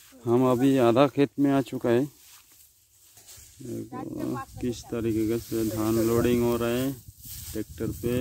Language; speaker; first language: Hindi; non-native, local second language; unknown